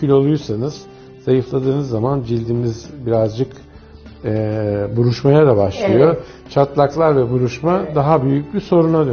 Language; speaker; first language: Turkish; native; Turkish